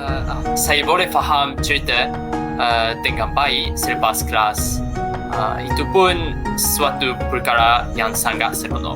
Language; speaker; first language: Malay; non-native, learner; Japanese